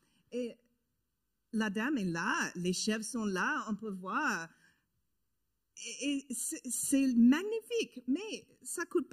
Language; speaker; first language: French; non-native, learner; English